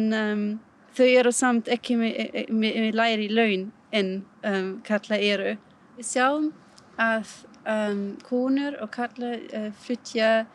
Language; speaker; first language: Icelandic; non-native, learner; German